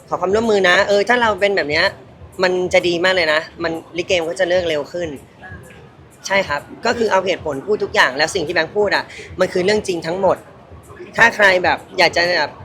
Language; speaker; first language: Thai; native; Thai